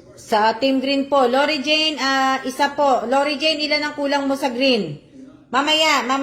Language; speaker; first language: Filipino; non-native, local second language; Cebuano